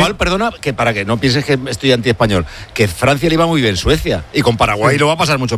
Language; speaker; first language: Spanish; native; Spanish